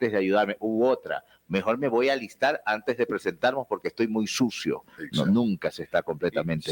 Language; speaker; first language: Spanish; native; Spanish